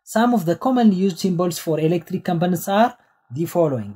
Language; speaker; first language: English; non-native, local second language; Amharic